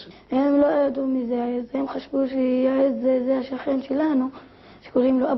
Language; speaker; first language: Hebrew; non-native, local second language; Arabic